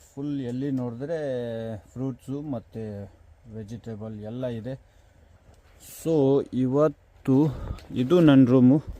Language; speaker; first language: Kannada; non-native, fluent; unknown